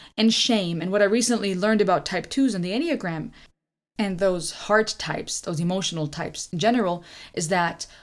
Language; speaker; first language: English; early bilingual, other home language; German